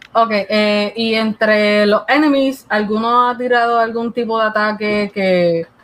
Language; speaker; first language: Spanish; native; Spanish